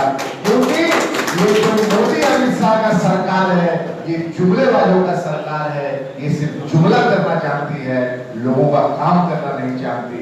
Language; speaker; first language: Hindi; native; Hindi